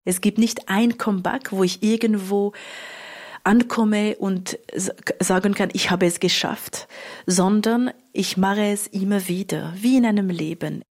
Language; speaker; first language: German; non-native, local second language; French